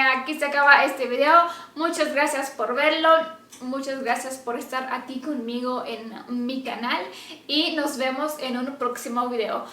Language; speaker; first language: Spanish; non-native, fluent; Romanian